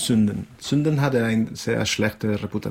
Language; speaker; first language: German; non-native, fluent; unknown